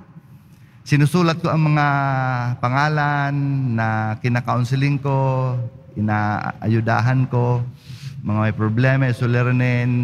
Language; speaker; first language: Filipino; native; Filipino